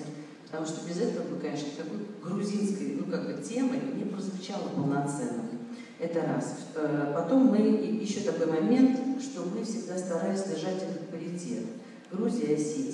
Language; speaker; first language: Russian; native; Russian